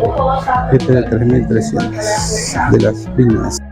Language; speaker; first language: Spanish; native; Spanish